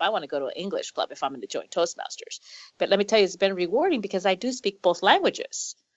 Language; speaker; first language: English; early bilingual, other home language; Spanish